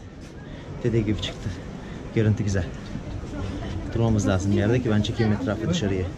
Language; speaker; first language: Turkish; native; Turkish